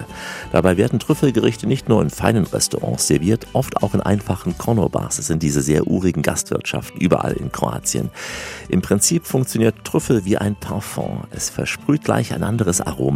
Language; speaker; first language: German; native; German